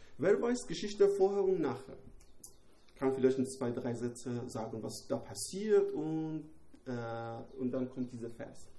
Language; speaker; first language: German; non-native, learner; Persian